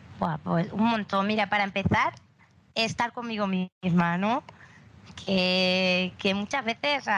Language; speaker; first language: Spanish; native; Spanish